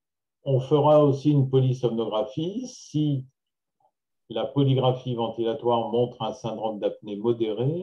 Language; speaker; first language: French; native; French